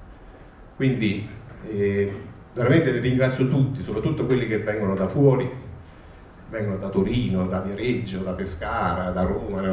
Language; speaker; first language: Italian; native; Italian